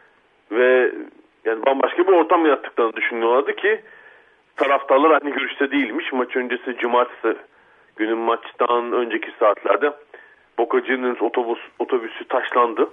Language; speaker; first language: Turkish; native; Turkish